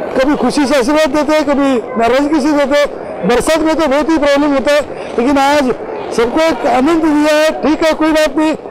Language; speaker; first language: Hindi; non-native, local second language; Marathi